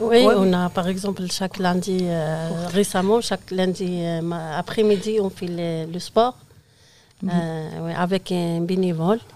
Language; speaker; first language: French; non-native, fluent; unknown